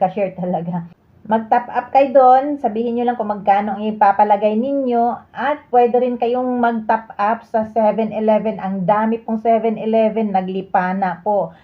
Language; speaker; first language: Filipino; native; Filipino